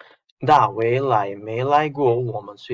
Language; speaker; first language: Chinese; non-native, fluent; Uzbek